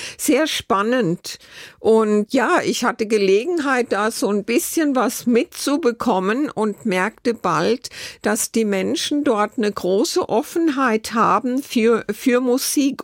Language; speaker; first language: German; native; German